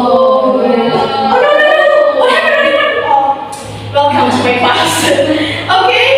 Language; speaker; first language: English; non-native, fluent; Indonesian